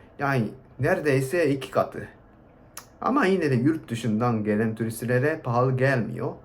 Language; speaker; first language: Turkish; non-native, fluent; Japanese